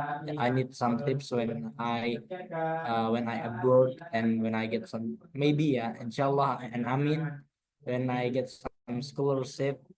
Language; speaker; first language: English; non-native, learner; Indonesian